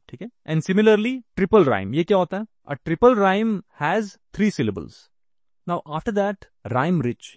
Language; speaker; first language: English; non-native, local second language; Hindi